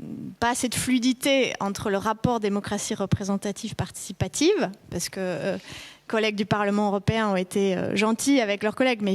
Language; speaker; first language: French; native; French